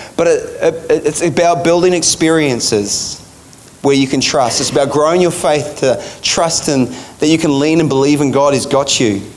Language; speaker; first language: English; native; English